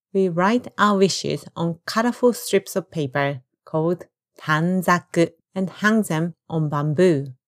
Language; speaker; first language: English; non-native, fluent; Japanese